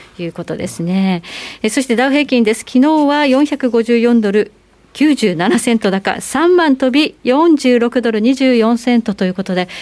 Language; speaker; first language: Japanese; native; Japanese